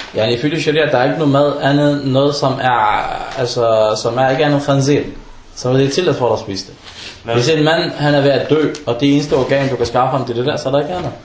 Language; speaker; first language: Danish; non-native, fluent; Arabic